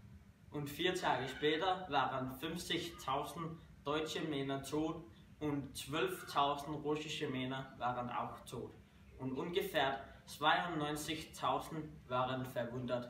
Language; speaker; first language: German; non-native, learner; Danish